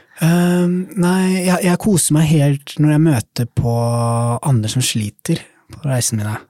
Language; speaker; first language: Norwegian; early bilingual, other home language; Somali